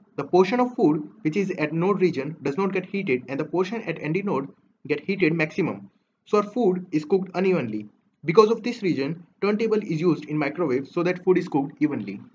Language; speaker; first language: English; non-native, local second language; Hindi